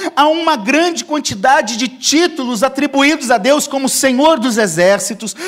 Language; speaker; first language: Portuguese; native; Portuguese